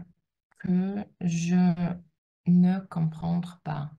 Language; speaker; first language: French; non-native, learner; Russian